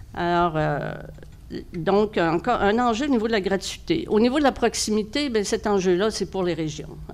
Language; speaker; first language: French; native; French